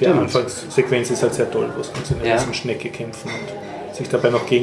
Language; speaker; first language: German; native; German